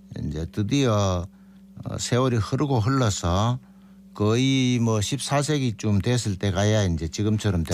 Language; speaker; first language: Korean; native; Korean